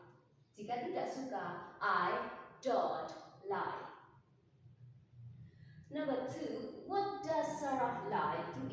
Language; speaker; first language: English; non-native, fluent; Indonesian